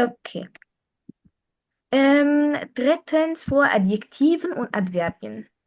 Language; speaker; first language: German; non-native, fluent; Arabic